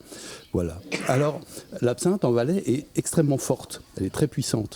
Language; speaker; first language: French; native; French